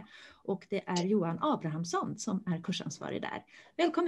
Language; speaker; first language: Swedish; native; Swedish